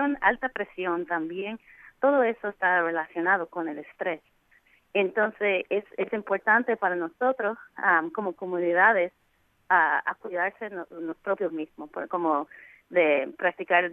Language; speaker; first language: Spanish; non-native, fluent; English